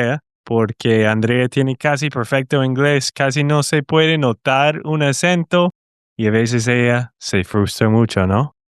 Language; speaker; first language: Spanish; non-native, fluent; English